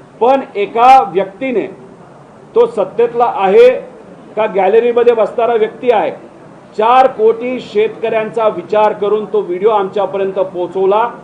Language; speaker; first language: Marathi; native; Marathi